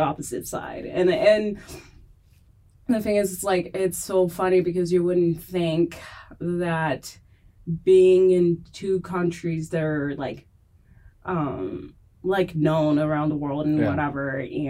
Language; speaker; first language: English; non-native, fluent; French